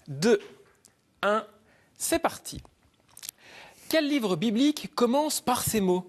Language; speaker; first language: French; native; French